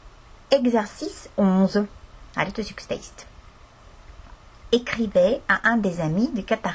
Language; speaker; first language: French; non-native, fluent; Estonian